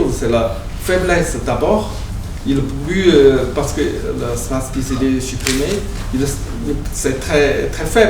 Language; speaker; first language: French; non-native, learner; Chinese